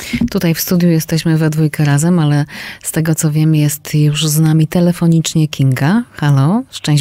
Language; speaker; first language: Polish; native; Polish